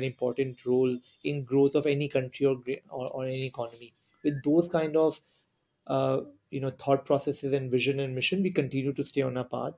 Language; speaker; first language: English; non-native, local second language; Hindi